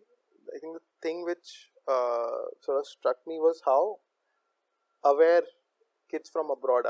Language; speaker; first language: English; non-native, local second language; Hindi